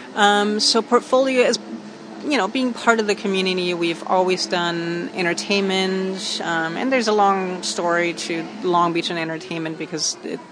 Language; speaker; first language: English; non-native, fluent; German